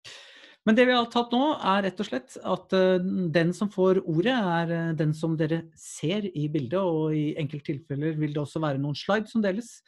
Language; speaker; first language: Norwegian; native; Norwegian